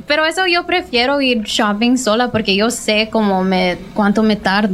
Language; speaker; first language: Spanish; early bilingual, heritage; Spanish